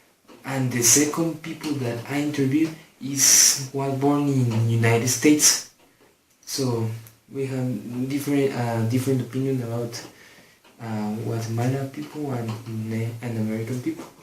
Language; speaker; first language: English; non-native, learner; Spanish